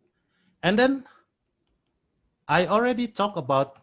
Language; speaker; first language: English; non-native, fluent; Indonesian